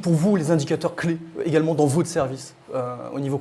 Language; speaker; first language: French; native; French